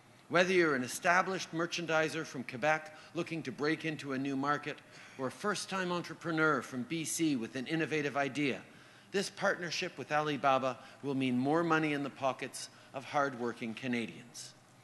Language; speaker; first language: English; native; English